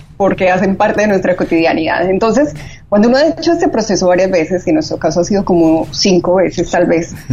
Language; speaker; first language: Spanish; native; Spanish